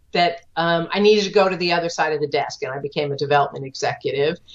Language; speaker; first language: English; native; English